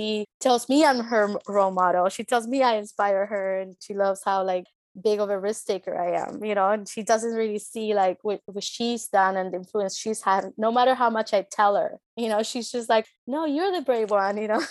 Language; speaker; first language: English; early bilingual, other home language; Spanish